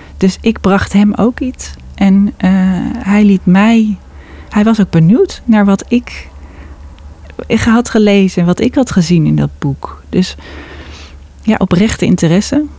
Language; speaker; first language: Dutch; native; Dutch